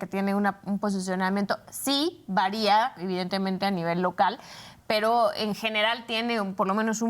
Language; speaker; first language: Spanish; native; Spanish